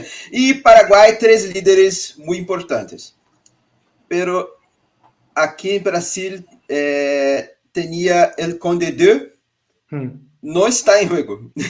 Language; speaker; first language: Spanish; non-native, learner; Portuguese